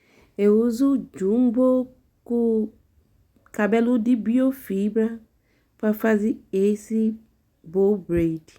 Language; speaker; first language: Portuguese; non-native, learner; English